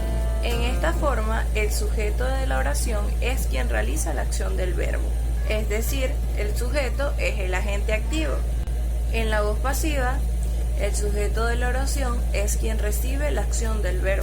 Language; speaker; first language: Spanish; native; Spanish